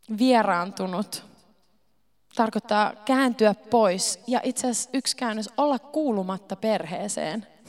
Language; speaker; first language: Finnish; early bilingual, heritage; Finnish